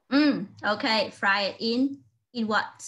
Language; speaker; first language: English; non-native, fluent; Vietnamese